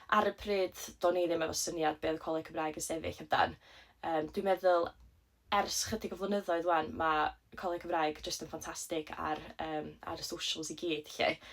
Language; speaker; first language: Welsh; native; Welsh